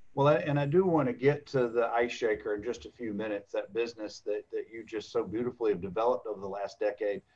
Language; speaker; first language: English; native; English